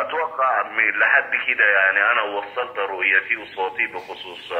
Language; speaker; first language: Arabic; native; Arabic